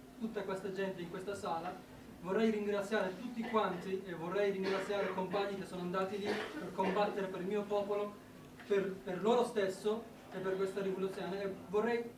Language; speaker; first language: Italian; non-native, fluent; Kurdish